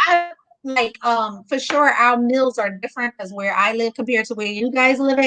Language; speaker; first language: English; native; English